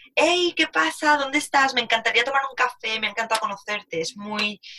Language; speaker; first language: Spanish; native; Spanish